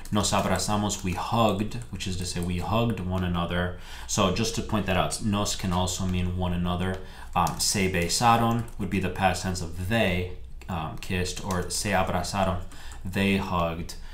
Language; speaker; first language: English; native; English